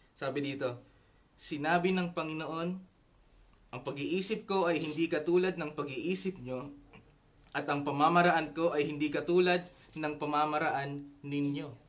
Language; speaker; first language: Filipino; native; Filipino